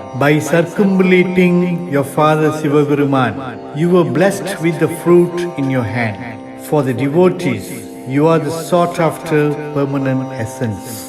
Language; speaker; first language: English; non-native, local second language; Tamil